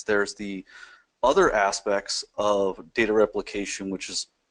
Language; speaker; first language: English; native; English